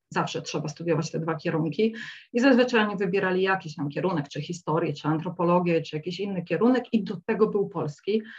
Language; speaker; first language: Polish; native; Polish